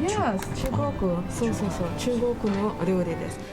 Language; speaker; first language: Japanese; non-native, fluent; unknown